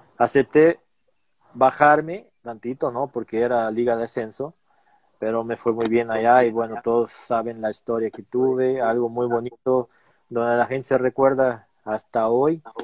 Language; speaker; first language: Spanish; non-native, fluent; Portuguese